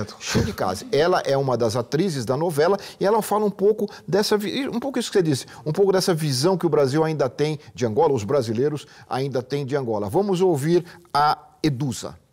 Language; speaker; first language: Portuguese; native; Portuguese